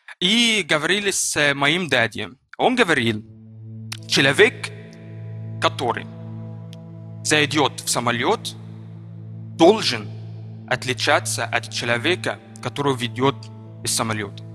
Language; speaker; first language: Russian; non-native, learner; Arabic